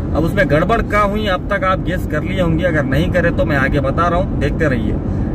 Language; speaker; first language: Hindi; native; Hindi